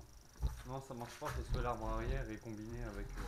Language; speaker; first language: French; native; French